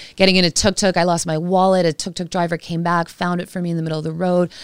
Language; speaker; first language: English; native; English